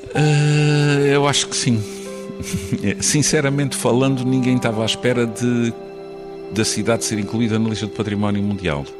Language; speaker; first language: Portuguese; native; Portuguese